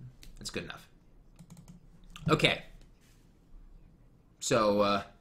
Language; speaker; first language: English; native; English